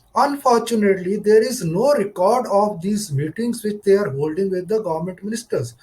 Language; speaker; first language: English; non-native, local second language; Punjabi